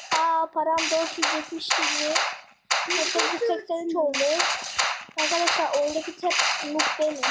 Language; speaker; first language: Turkish; early bilingual, heritage; Turkish